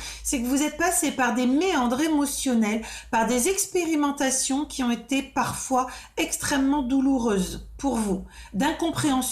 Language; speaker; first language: French; native; French